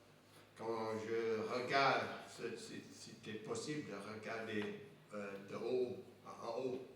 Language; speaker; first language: French; non-native, fluent; English